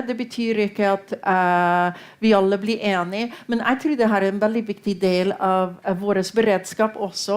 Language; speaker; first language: Norwegian; non-native, fluent; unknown